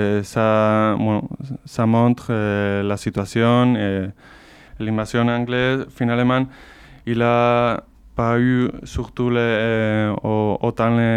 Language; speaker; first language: French; non-native, learner; Basque